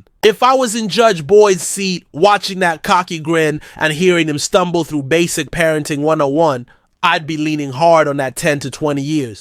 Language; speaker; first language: English; native; English